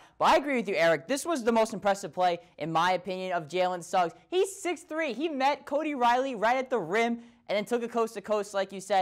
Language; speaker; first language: English; native; English